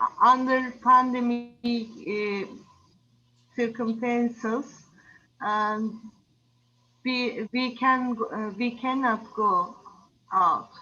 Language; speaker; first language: English; non-native, learner; Turkish